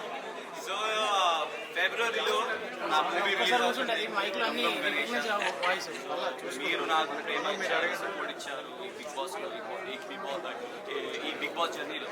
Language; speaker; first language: Telugu; non-native, learner; Hindi